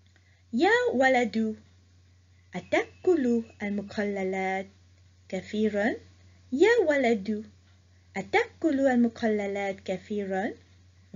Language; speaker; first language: Arabic; non-native, fluent; Morisyen